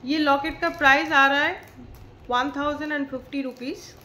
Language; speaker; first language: Hindi; non-native, local second language; Bangla